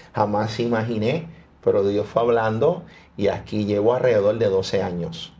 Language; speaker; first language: Spanish; early bilingual, heritage; Spanish